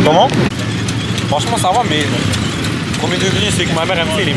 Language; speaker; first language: French; native; French